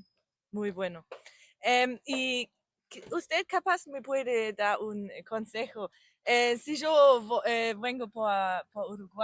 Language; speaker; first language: Spanish; non-native, learner; German